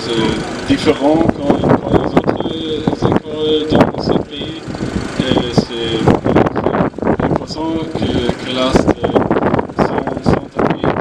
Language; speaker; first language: French; non-native, learner; German